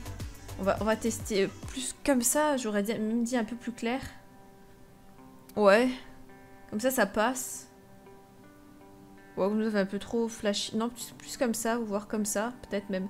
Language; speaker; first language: French; native; French